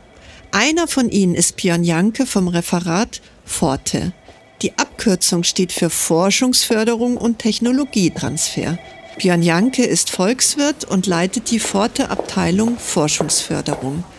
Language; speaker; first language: German; native; German